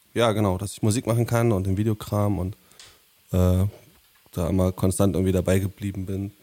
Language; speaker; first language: German; native; German